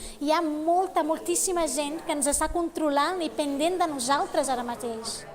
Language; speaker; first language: Catalan; non-native, fluent; Portuguese